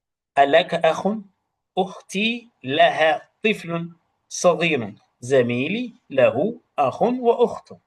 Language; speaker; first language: Arabic; non-native, fluent; English